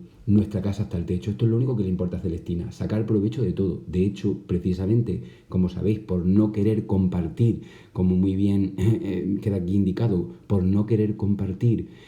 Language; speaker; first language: Spanish; native; Spanish